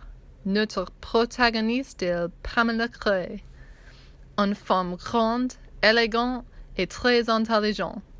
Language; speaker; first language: French; non-native, learner; English